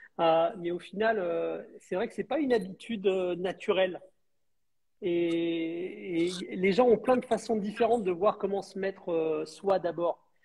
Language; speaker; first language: French; native; French